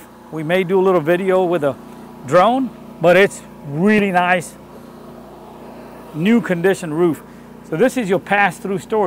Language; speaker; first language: English; non-native, fluent; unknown